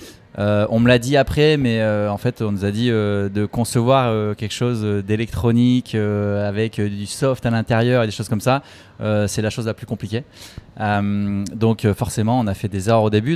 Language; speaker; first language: French; native; French